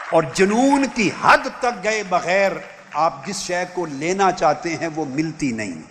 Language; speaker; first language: Urdu; non-native, local second language; Punjabi